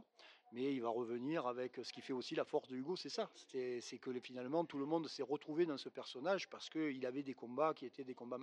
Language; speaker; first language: French; native; French